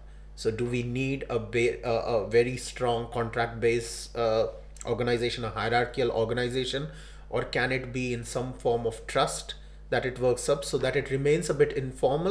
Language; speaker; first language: English; non-native, local second language; Gujarati